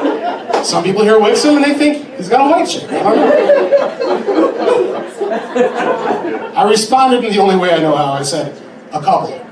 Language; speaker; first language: English; native; English